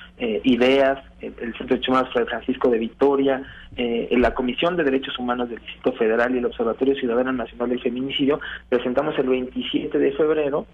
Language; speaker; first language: Spanish; native; Spanish